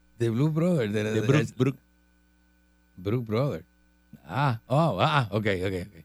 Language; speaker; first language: Spanish; native; Spanish